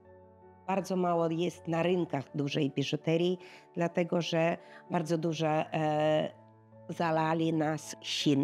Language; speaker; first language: Polish; non-native, learner; Russian